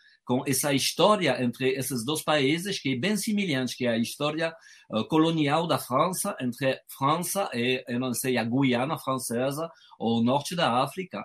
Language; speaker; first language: Portuguese; non-native, fluent; French